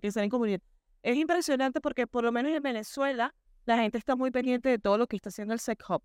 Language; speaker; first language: Spanish; native; Spanish